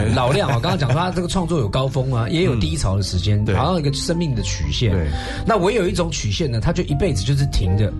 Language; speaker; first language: Chinese; native; Chinese